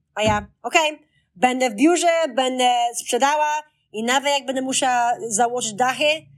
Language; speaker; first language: Polish; early bilingual, heritage; Polish